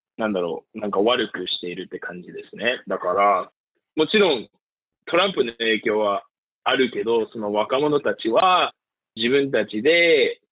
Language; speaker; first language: Japanese; early bilingual, heritage; Japanese